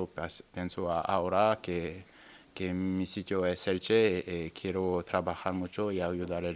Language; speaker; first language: Spanish; non-native, learner; French